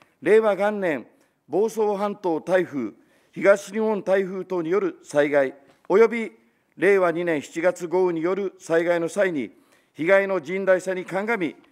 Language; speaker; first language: Japanese; native; Japanese